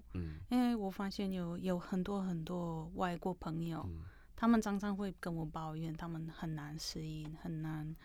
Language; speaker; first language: Chinese; non-native, fluent; Polish